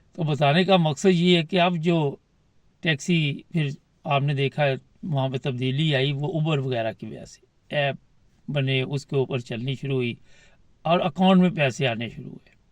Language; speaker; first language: Urdu; non-native, local second language; Punjabi